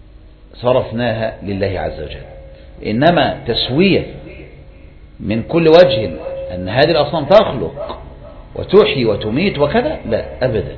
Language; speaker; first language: Arabic; native; Arabic